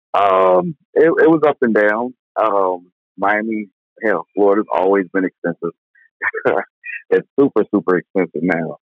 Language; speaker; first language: English; native; English